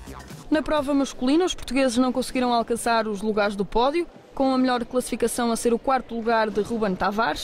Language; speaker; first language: Portuguese; native; Portuguese